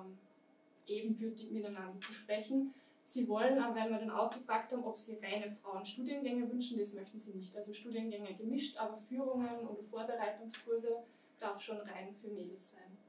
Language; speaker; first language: German; native; German